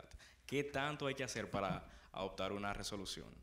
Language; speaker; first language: Spanish; native; Spanish